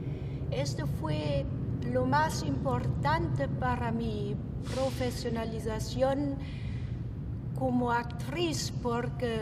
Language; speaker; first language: Spanish; non-native, fluent; German